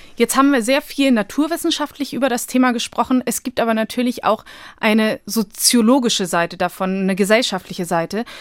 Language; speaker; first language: German; early bilingual, other home language; Bosnian